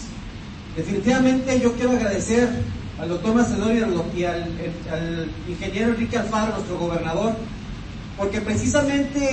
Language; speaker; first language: Spanish; native; Spanish